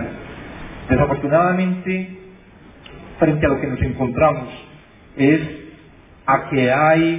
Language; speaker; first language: Spanish; native; Spanish